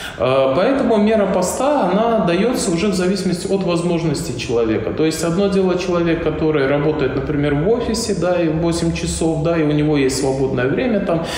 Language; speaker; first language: Russian; native; Russian